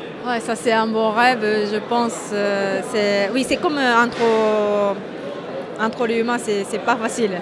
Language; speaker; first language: French; non-native, fluent; Japanese